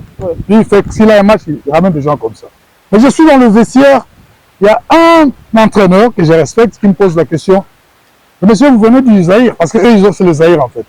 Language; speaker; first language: French; non-native, local second language; Lingala